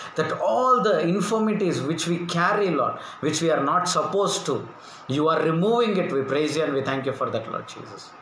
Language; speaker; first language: English; non-native, local second language; Telugu